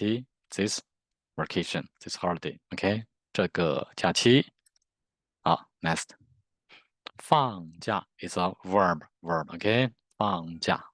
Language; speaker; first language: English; non-native, learner; Chinese